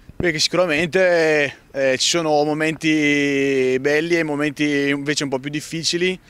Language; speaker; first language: Italian; native; Italian